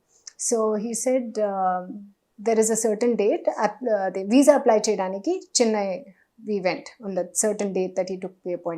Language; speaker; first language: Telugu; non-native, learner; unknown